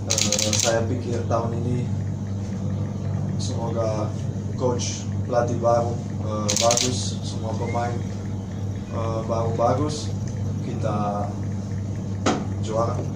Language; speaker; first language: Indonesian; non-native, learner; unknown